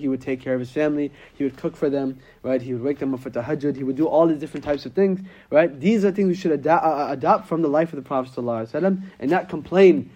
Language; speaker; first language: English; native; English